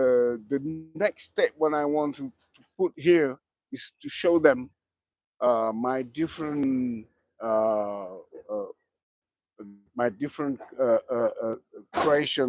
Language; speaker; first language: English; non-native, learner; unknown